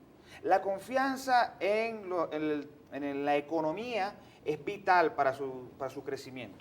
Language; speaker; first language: Spanish; native; Spanish